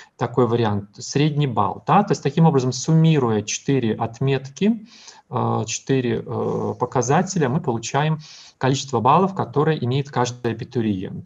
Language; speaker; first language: Russian; native; Russian